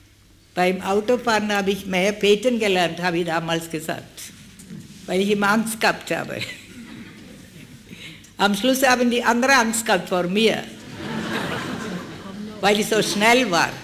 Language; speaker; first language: German; non-native, fluent; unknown